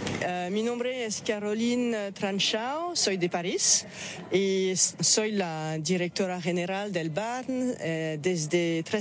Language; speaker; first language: Spanish; non-native, fluent; French